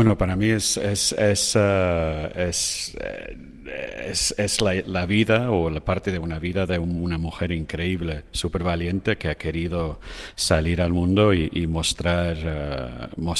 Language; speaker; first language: Spanish; non-native, fluent; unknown